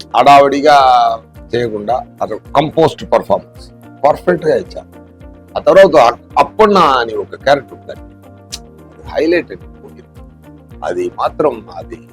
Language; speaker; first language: Telugu; non-native, learner; Tamil